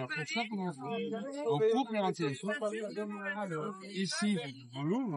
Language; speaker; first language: French; native; French